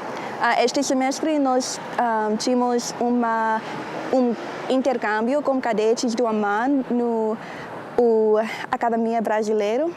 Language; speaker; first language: Portuguese; non-native, learner; English